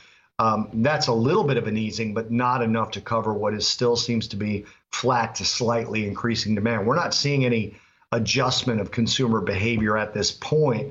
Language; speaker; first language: English; native; English